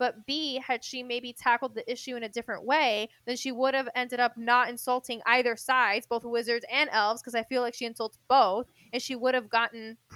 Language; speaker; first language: English; non-native, fluent; Spanish